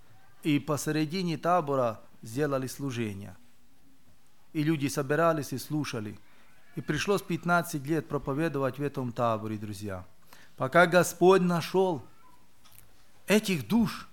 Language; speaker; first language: Russian; non-native, local second language; Romany